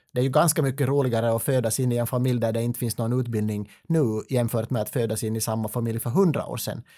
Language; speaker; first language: Swedish; native; Swedish